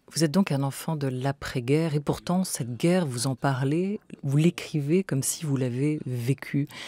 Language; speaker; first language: French; native; French